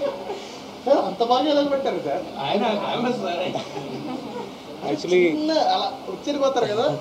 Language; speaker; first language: Telugu; non-native, fluent; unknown